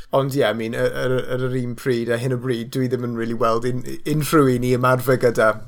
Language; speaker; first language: Welsh; non-native, local second language; English